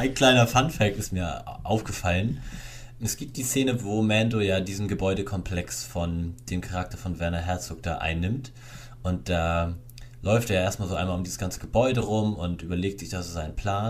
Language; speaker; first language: German; native; German